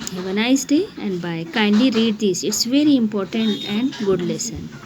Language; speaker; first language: English; non-native, local second language; Hindi